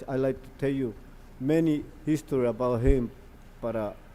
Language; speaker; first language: English; non-native, learner; Spanish